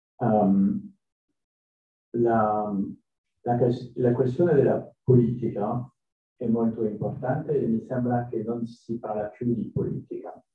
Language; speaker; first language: Italian; non-native, learner; French